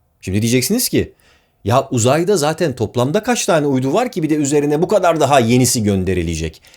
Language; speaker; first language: Turkish; native; Turkish